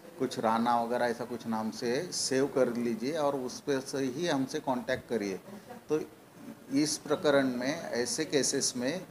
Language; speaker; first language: Hindi; non-native, local second language; Marathi